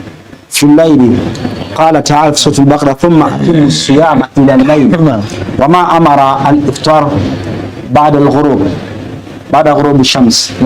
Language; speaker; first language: Arabic; non-native, fluent; Ganda